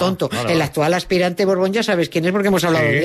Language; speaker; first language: Spanish; native; Spanish